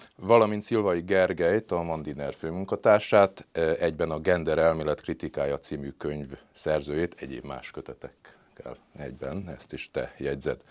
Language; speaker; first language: Hungarian; native; Hungarian